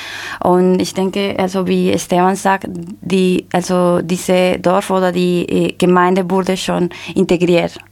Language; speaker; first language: German; non-native, learner; Spanish